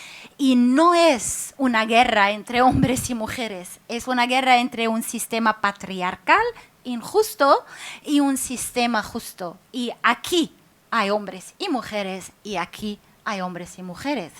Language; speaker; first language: Spanish; non-native, fluent; Arabic